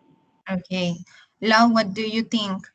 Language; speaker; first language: English; non-native, learner; Spanish